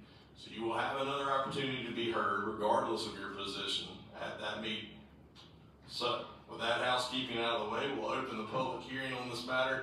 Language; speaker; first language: English; native; English